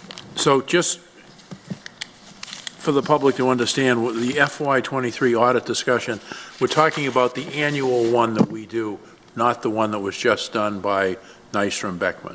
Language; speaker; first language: English; native; English